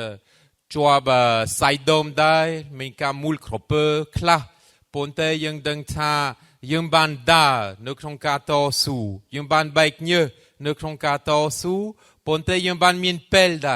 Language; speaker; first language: Khmer; non-native, fluent; French